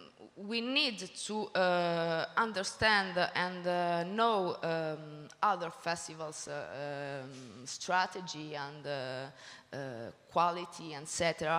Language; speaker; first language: English; non-native, learner; Italian